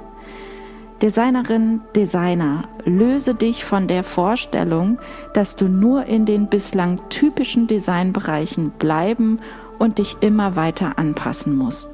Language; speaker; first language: German; native; German